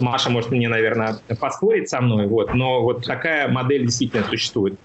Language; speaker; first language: Russian; native; Russian